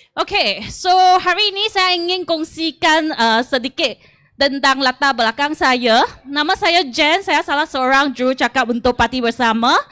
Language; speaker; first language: Malay; non-native, local second language; Chinese